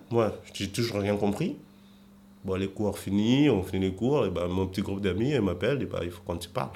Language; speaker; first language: French; non-native, fluent; Portuguese